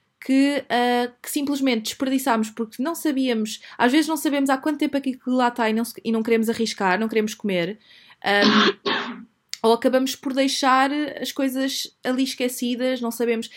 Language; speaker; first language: Portuguese; native; Portuguese